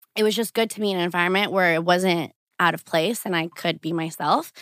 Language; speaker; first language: English; early bilingual, other home language; Portuguese